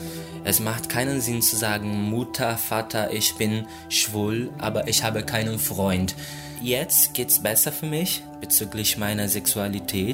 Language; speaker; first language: German; non-native, fluent; Portuguese